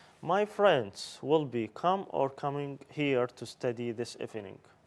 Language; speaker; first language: English; non-native, fluent; Arabic